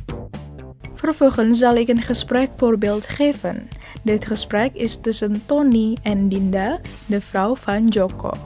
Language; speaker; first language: Dutch; non-native, fluent; Indonesian